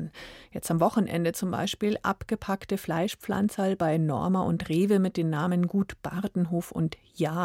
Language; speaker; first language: German; native; German